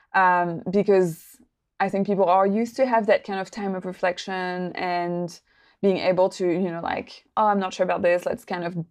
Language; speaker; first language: English; non-native, fluent; French